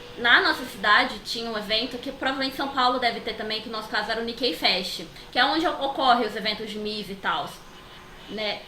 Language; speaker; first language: Portuguese; native; Portuguese